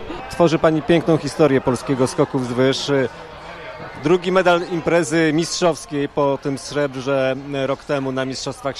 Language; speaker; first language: Polish; native; Polish